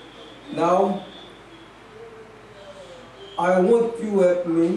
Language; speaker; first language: English; non-native, learner; Haitian Creole